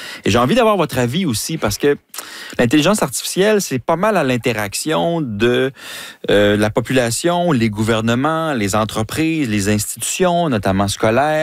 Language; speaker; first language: French; native; French